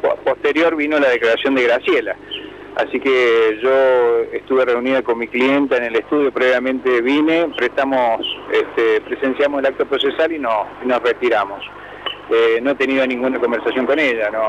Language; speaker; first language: Spanish; native; Spanish